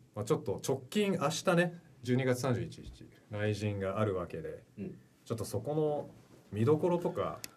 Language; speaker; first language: Japanese; early bilingual, heritage; Japanese